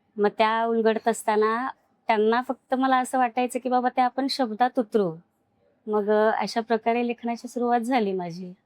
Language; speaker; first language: Marathi; non-native, local second language; Hindi